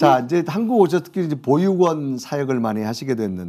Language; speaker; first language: Korean; native; Korean